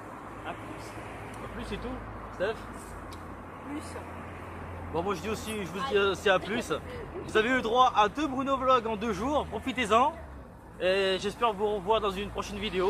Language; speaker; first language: French; native; French